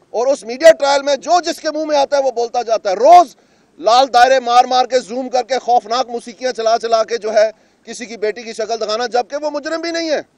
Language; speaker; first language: Urdu; non-native, local second language; Punjabi